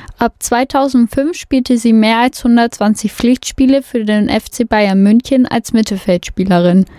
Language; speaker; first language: German; native; German